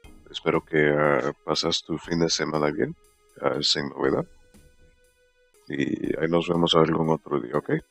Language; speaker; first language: Spanish; non-native, fluent; English